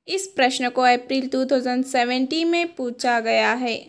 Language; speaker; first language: Hindi; non-native, local second language; Kannada